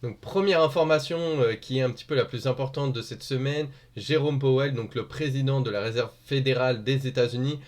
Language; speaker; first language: French; native; French